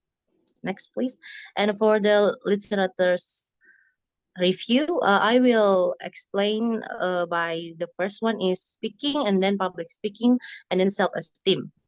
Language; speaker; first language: English; non-native, learner; Indonesian